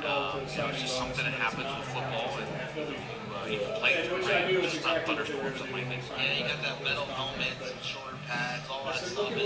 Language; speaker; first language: English; native; English